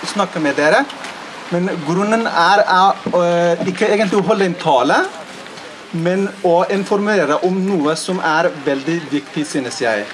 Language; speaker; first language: Norwegian; non-native, learner; Persian